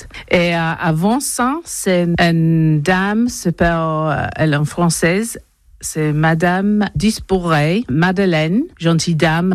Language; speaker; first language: French; non-native, learner; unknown